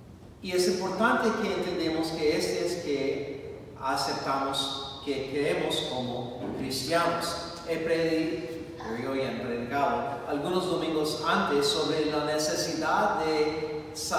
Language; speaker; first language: Spanish; non-native, fluent; English